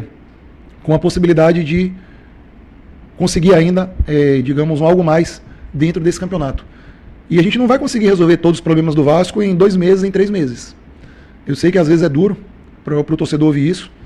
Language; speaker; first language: Portuguese; native; Portuguese